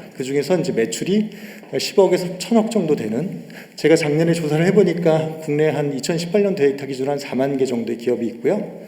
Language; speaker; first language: Korean; native; Korean